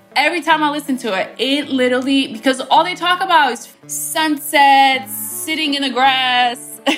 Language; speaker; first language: English; early bilingual, other home language; Bosnian